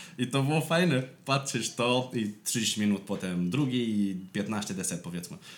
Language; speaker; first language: Polish; non-native, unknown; Romanian